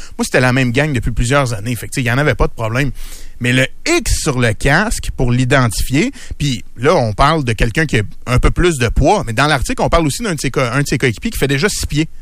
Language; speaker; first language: French; native; French